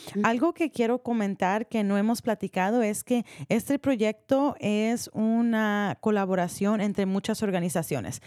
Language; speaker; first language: Spanish; early bilingual, heritage; Spanish